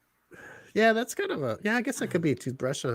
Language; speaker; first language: English; native; English